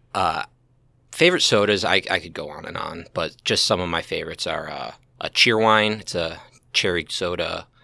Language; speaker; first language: English; native; English